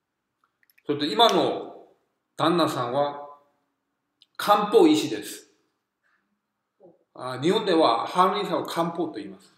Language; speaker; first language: Japanese; non-native, fluent; Korean